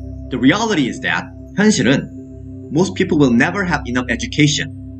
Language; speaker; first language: English; non-native, fluent; Korean